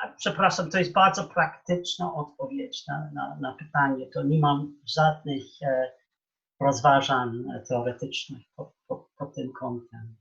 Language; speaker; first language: Polish; non-native, fluent; English